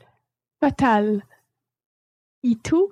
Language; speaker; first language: Spanish; non-native, learner; English